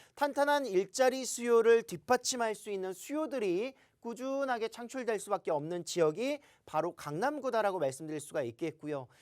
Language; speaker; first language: Korean; native; Korean